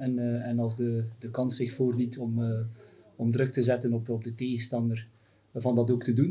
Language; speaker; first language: Dutch; native; Dutch